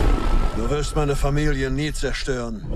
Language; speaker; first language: German; native; German